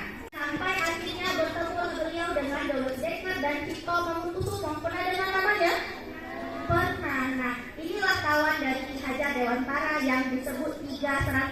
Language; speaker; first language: Indonesian; native; Indonesian